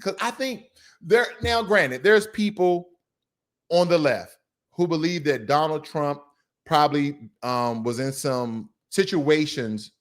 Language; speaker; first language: English; native; English